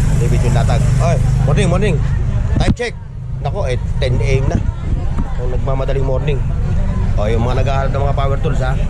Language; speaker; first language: Filipino; native; Filipino